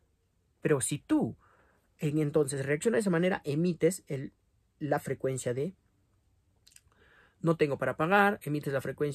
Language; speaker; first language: Spanish; native; Spanish